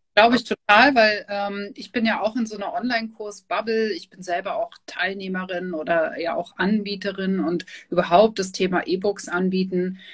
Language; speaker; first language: German; native; German